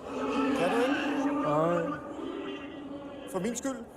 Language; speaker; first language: Danish; native; Danish